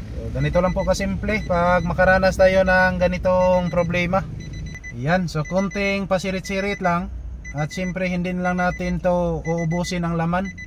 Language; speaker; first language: Filipino; non-native, local second language; Cebuano